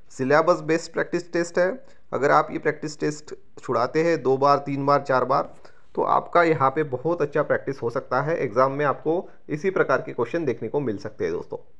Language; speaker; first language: Hindi; non-native, local second language; Marathi